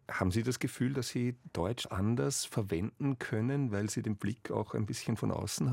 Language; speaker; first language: German; native; German